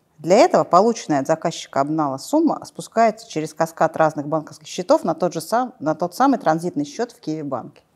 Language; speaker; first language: Russian; native; Russian